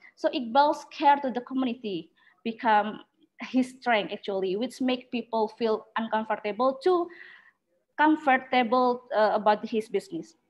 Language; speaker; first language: English; non-native, learner; Indonesian